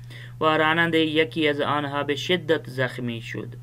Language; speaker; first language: Persian; non-native, fluent; Urdu